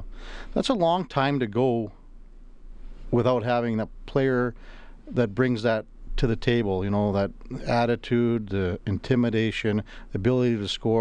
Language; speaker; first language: English; native; English